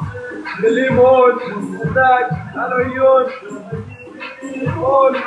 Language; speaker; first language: English; non-native, learner; Arabic